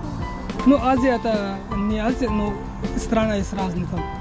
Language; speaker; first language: Russian; non-native, learner; Bangla